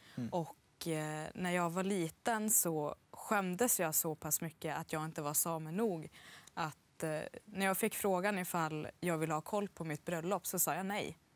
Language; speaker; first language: Swedish; native; Swedish